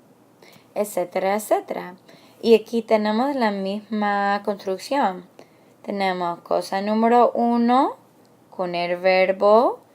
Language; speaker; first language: Spanish; non-native, fluent; English